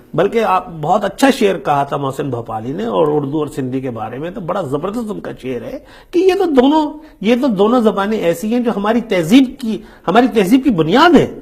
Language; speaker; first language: Urdu; native; Urdu